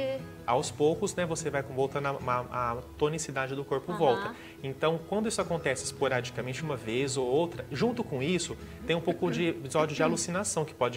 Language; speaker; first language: Portuguese; native; Portuguese